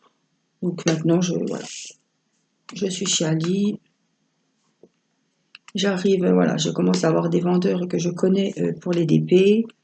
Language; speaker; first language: French; native; French